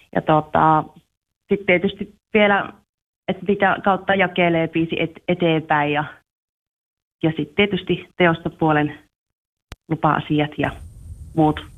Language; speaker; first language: Finnish; native; Finnish